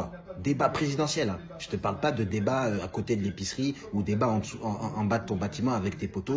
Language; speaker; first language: French; native; French